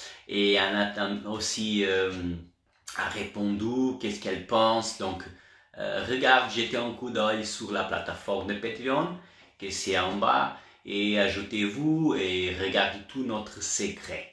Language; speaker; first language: French; non-native, learner; Portuguese